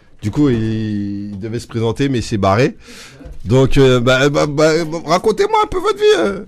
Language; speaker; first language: French; native; French